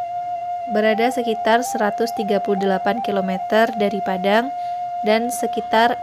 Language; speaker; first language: Indonesian; native; Indonesian